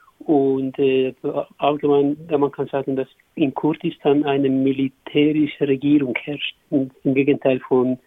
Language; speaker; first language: German; non-native, learner; Kurdish